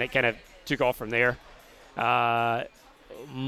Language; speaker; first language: English; native; English